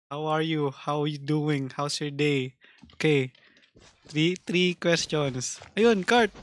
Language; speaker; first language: English; non-native, local second language; Filipino